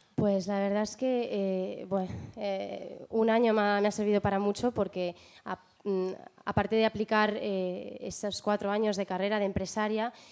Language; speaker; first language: Spanish; native; Spanish